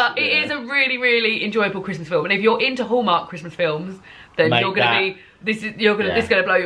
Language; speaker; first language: English; native; English